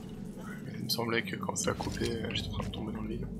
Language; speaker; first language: French; native; French